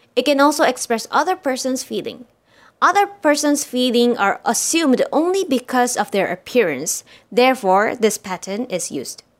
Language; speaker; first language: English; non-native, fluent; Japanese